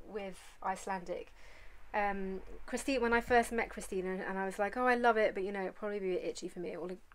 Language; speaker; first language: English; native; English